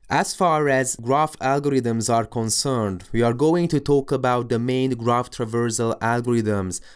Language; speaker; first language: English; non-native, fluent; Hungarian